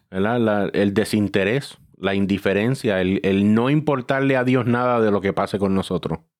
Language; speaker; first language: Spanish; early bilingual, heritage; Spanish